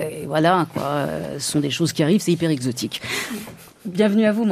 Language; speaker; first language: French; native; French